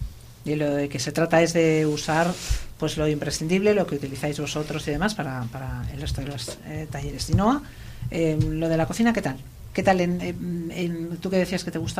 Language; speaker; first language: Spanish; native; Spanish